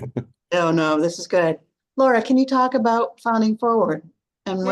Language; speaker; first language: English; native; English